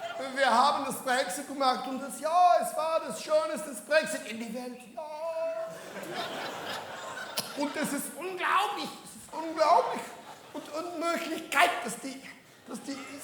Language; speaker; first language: German; non-native, learner; English